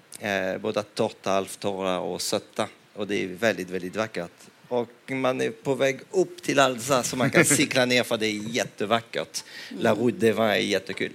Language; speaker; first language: Swedish; non-native, fluent; French